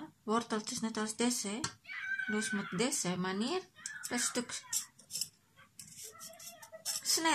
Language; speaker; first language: Dutch; non-native, learner; Indonesian